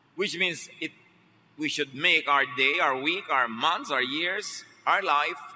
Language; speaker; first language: English; non-native, local second language; Filipino